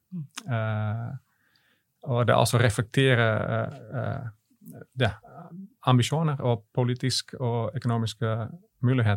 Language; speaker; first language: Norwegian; non-native, fluent; Dutch